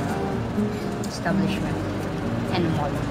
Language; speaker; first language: English; non-native, local second language; Filipino